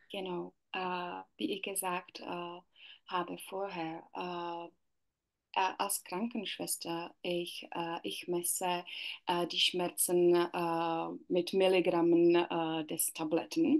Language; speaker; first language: German; non-native, learner; Czech